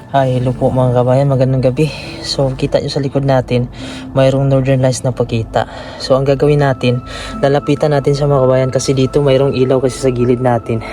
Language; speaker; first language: Filipino; native; Filipino